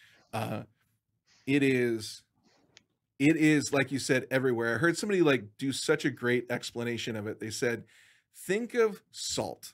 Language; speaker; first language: English; native; English